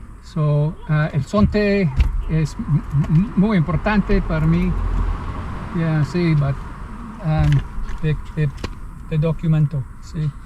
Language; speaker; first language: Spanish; non-native, learner; English